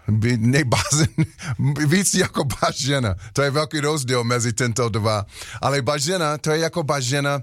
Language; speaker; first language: Czech; non-native, learner; English